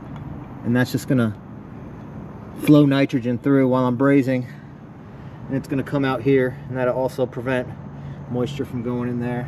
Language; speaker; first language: English; native; English